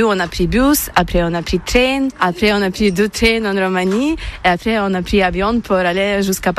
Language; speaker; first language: French; non-native, learner; Ukrainian